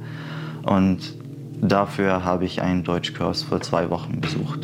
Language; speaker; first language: German; non-native, fluent; Arabic